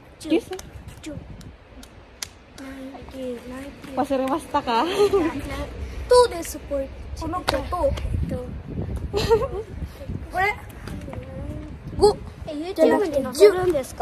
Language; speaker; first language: Japanese; non-native, learner; Indonesian